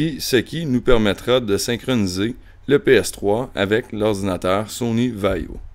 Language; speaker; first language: French; native; French